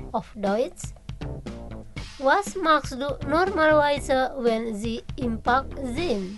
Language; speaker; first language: German; non-native, fluent; Indonesian